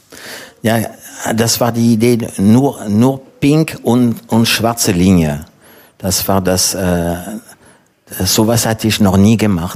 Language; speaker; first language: German; non-native, fluent; French